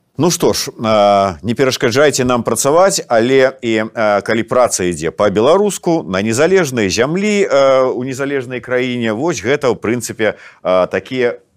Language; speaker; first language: Belarusian; native; Belarusian